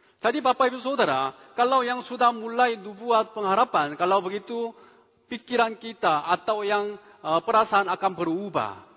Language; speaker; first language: Indonesian; non-native, fluent; Korean